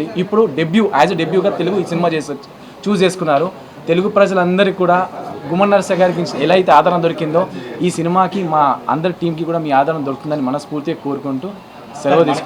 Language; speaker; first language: Telugu; native; Telugu